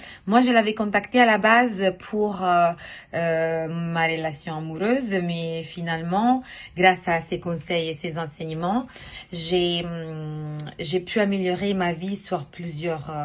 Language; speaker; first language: French; non-native, fluent; Italian